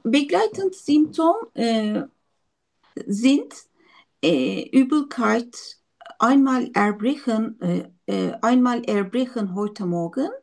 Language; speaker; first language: German; non-native, learner; Turkish